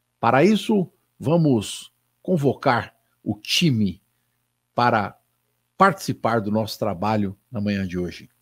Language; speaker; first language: Portuguese; native; Portuguese